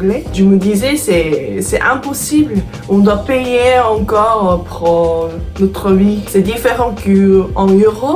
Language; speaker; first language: French; non-native, fluent; Korean